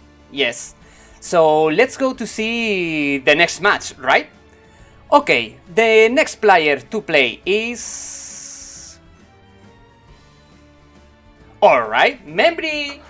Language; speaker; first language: English; non-native, learner; Spanish